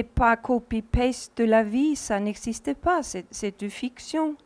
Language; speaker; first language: French; non-native, fluent; Icelandic